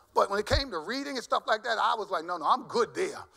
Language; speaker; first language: English; native; English